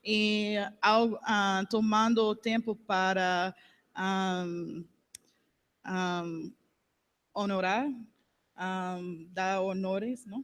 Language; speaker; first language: Portuguese; non-native, learner; English